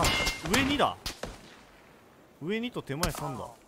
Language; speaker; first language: Japanese; native; Japanese